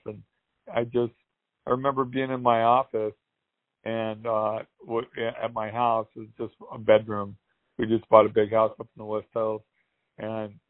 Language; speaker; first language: English; native; English